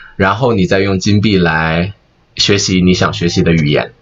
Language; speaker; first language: Chinese; native; Chinese